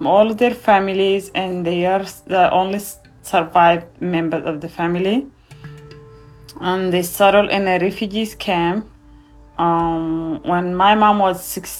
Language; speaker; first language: English; non-native, fluent; Arabic